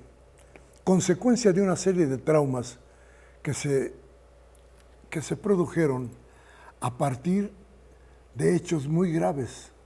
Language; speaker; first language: Spanish; native; Spanish